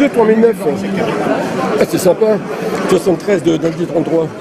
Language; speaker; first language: French; native; French